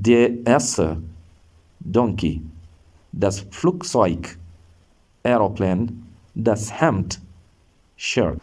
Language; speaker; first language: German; non-native, learner; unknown